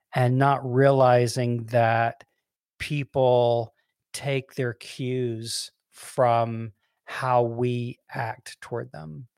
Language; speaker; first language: English; native; English